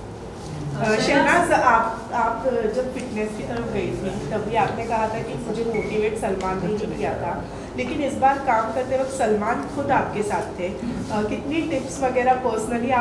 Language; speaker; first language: Hindi; native; Hindi